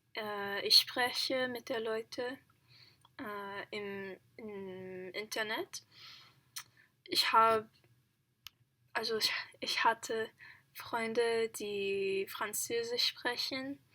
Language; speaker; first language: German; non-native, learner; English